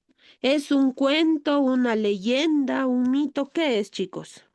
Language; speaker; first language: Spanish; native; Spanish